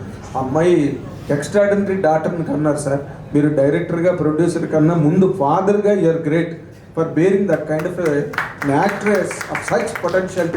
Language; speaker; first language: Telugu; native; Telugu